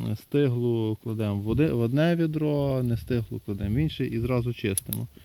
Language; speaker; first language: Ukrainian; native; Ukrainian